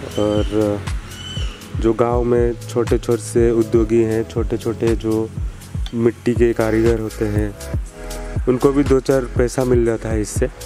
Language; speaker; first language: Hindi; non-native, local second language; Odia